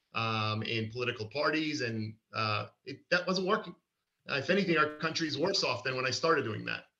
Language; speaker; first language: English; early bilingual, other home language; Hebrew